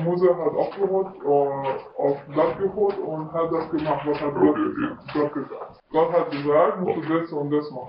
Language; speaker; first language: German; non-native, learner; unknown